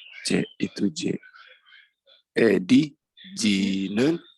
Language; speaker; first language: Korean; non-native, learner; Indonesian